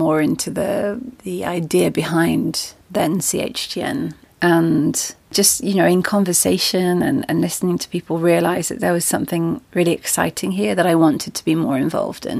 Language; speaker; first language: English; native; English